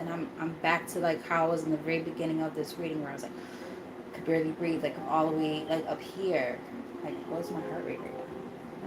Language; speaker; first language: English; native; English